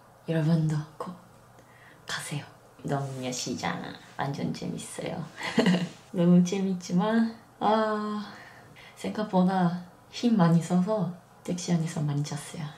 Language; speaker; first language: Korean; non-native, fluent; Japanese